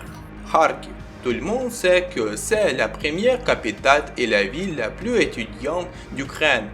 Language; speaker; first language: French; non-native, learner; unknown